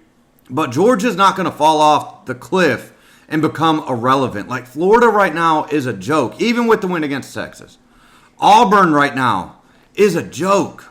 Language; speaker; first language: English; native; English